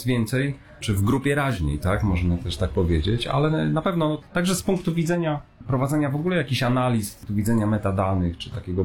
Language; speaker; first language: Polish; native; Polish